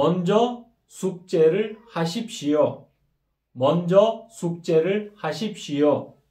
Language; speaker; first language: Korean; non-native, fluent; Kyrgyz